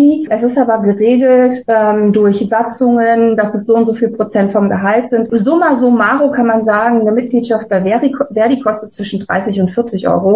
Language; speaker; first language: German; native; German